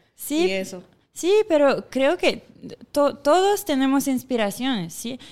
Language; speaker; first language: Spanish; non-native, fluent; French